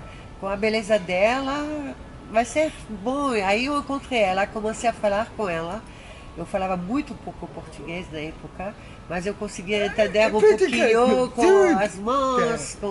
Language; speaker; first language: Portuguese; non-native, fluent; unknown